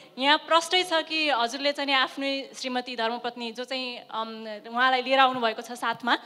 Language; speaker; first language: Nepali; early bilingual, heritage; Nepali